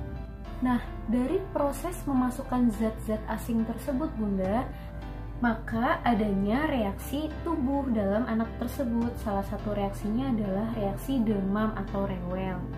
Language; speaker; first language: Indonesian; native; Indonesian